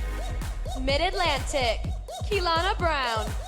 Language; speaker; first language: English; native; English